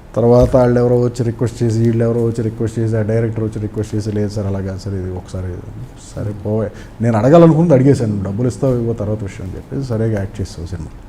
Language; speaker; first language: Telugu; native; Telugu